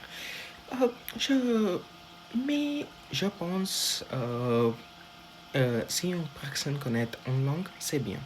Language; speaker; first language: French; non-native, learner; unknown